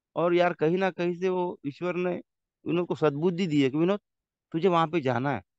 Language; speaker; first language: Hindi; non-native, local second language; Marathi